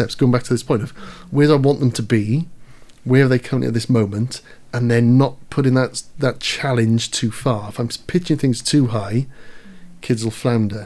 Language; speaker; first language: English; native; English